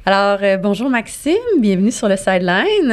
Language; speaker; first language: French; native; French